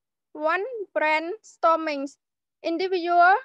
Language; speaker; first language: English; non-native, learner; Khmer